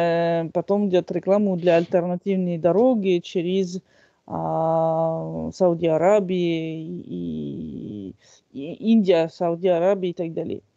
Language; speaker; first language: Russian; non-native, fluent; French